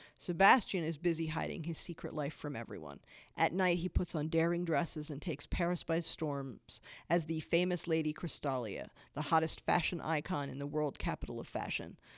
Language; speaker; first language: English; native; English